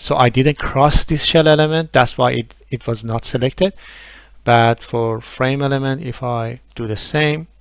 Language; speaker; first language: English; non-native, fluent; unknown